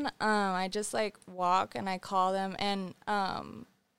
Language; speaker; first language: English; native; English